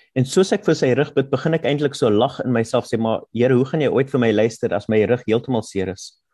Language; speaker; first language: Afrikaans; non-native, local second language; German